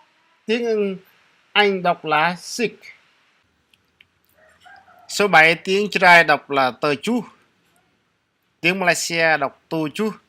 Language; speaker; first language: Vietnamese; non-native, local second language; Jarai